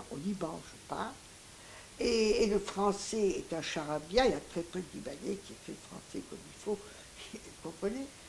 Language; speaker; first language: French; non-native, local second language; Greek